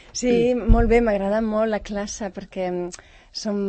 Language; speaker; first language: Catalan; non-native, local second language; French